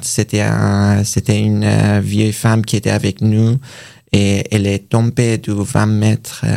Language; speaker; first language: French; non-native, learner; Persian